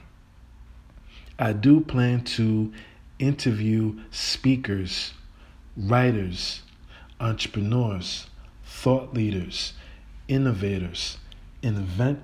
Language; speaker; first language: English; native; English